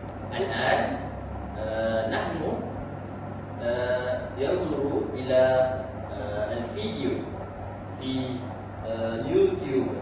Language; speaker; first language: Arabic; non-native, learner; Malay